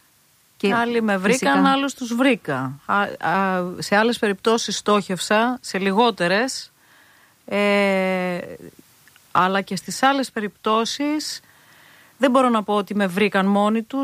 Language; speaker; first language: Greek; native; Greek